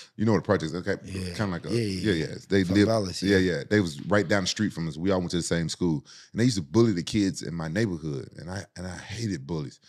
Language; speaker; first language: English; native; English